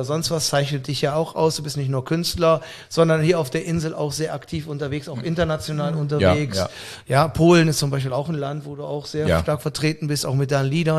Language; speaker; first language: German; native; German